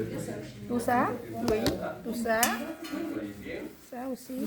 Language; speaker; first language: French; early bilingual, other home language; Vietnamese